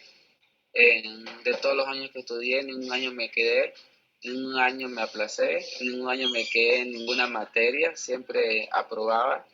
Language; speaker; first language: Spanish; native; Spanish